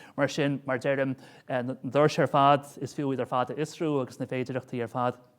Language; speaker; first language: Irish; native; Irish